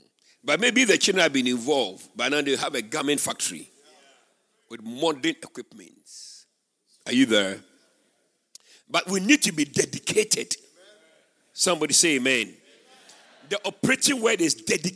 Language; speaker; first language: English; non-native, local second language; Akan